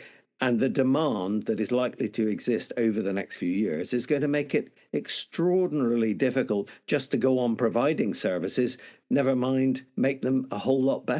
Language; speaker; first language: English; native; English